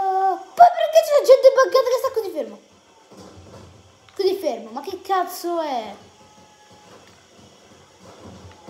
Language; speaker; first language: Italian; native; Italian